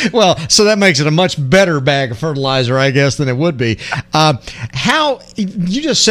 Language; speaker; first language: English; native; English